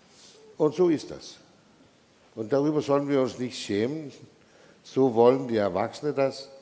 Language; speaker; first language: German; non-native, fluent; Danish